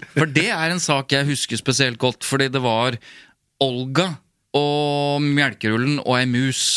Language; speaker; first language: Norwegian; native; Norwegian